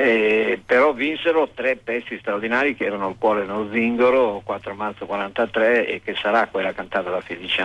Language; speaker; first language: Italian; native; Italian